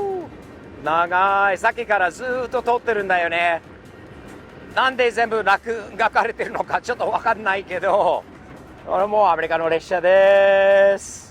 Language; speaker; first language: Japanese; non-native, fluent; English